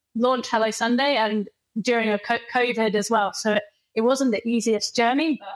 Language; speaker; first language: English; native; English